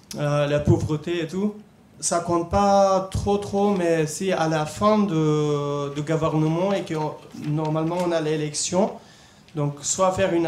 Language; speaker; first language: French; non-native, fluent; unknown